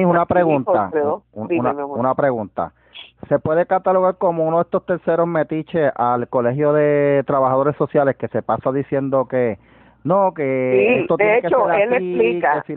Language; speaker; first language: Spanish; native; Spanish